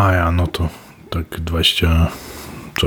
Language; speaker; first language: Polish; early bilingual, heritage; Polish